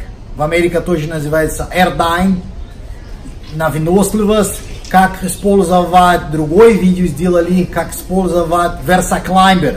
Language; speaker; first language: Russian; non-native, learner; Portuguese